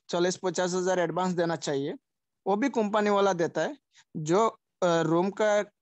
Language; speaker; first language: Hindi; non-native, local second language; Sylheti